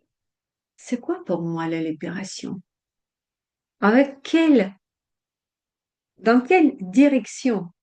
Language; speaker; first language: French; non-native, fluent; Russian